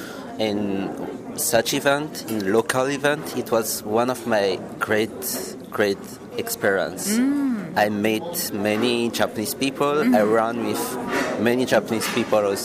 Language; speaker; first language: English; non-native, fluent; Malagasy